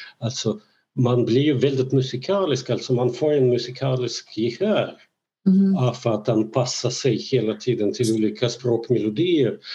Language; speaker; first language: Swedish; non-native, fluent; Russian